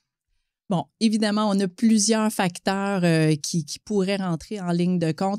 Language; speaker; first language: French; native; French